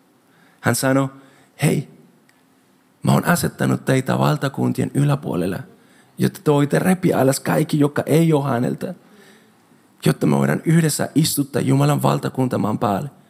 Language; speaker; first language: Finnish; non-native, fluent; Spanish